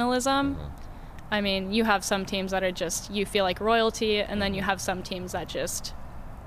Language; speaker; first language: English; native; English